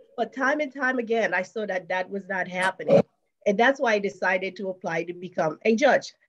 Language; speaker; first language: English; non-native, fluent; Haitian Creole